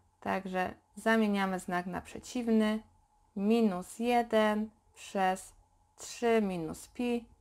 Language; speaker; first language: Polish; native; Polish